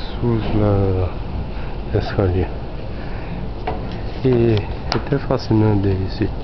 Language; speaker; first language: French; non-native, learner; Portuguese